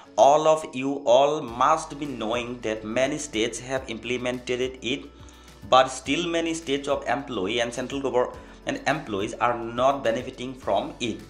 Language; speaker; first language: English; non-native, local second language; Assamese